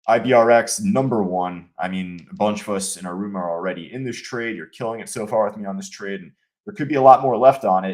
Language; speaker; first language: English; native; English